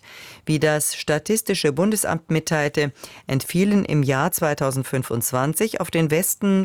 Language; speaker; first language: German; native; German